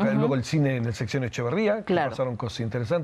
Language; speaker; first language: Spanish; native; Spanish